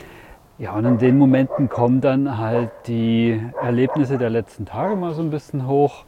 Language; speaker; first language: German; native; German